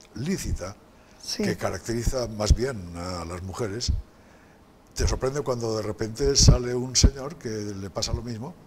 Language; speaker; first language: Spanish; native; Spanish